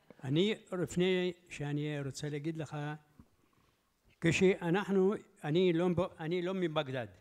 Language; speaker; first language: Hebrew; early bilingual, other home language; Arabic